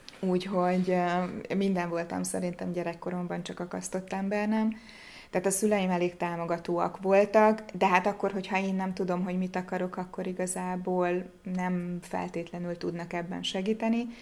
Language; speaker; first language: Hungarian; native; Hungarian